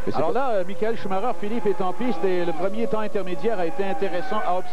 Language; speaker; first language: French; native; French